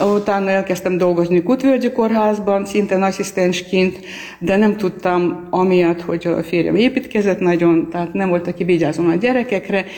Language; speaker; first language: Hungarian; non-native, fluent; Armenian